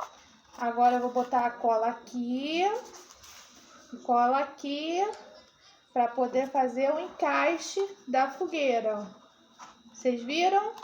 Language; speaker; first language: Portuguese; native; Portuguese